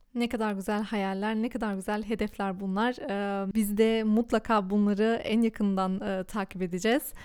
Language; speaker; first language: Turkish; early bilingual, heritage; Turkish